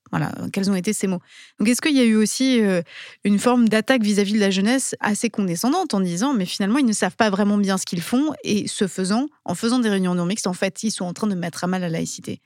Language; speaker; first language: French; native; French